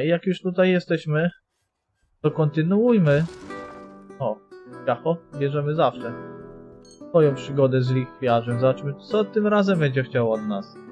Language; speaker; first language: Polish; native; Polish